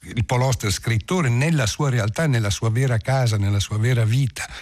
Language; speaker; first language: Italian; early bilingual, heritage; Italian